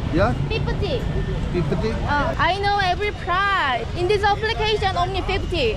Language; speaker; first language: English; non-native, learner; Korean